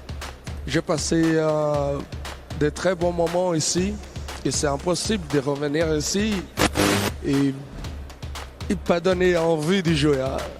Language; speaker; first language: French; non-native, learner; Portuguese